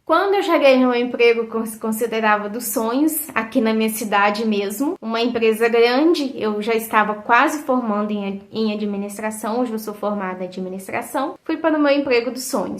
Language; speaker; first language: Portuguese; native; Portuguese